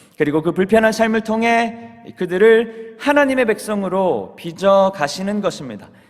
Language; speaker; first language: Korean; native; Korean